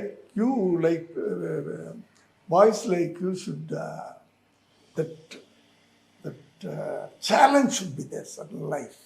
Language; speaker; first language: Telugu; non-native, learner; Tamil